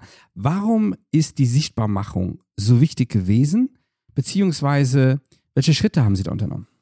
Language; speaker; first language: German; native; German